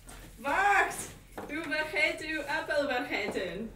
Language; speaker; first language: Dutch; non-native, learner; English